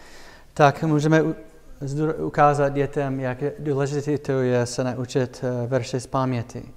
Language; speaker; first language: Czech; non-native, fluent; English